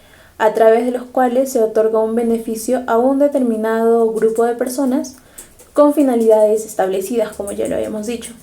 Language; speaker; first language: Spanish; native; Spanish